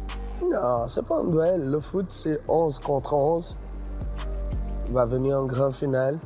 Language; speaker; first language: French; non-native, fluent; Portuguese